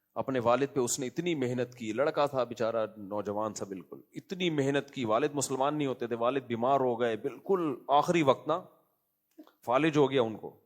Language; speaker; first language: Urdu; native; Urdu